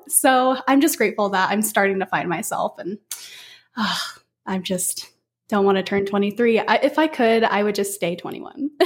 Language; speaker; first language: English; native; English